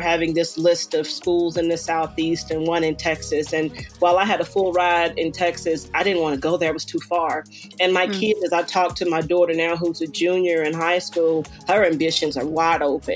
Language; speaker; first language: English; native; English